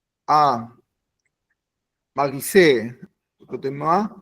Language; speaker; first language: French; non-native, learner; Spanish